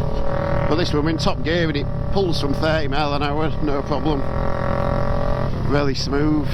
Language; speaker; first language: English; native; English